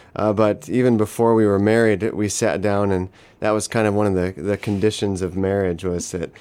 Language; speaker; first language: English; native; English